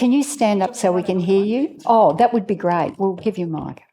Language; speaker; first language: English; native; English